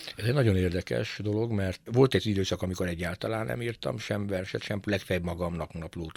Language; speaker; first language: Hungarian; native; Hungarian